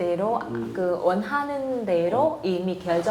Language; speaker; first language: Korean; non-native, fluent; Vietnamese